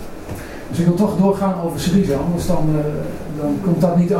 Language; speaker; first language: Dutch; native; Dutch